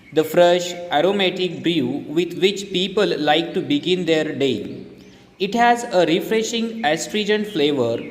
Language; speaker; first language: English; non-native, local second language; Marathi